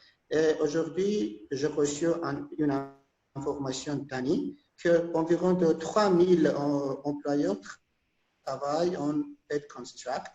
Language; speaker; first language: French; non-native, fluent; Armenian